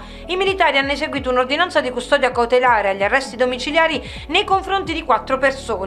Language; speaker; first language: Italian; native; Italian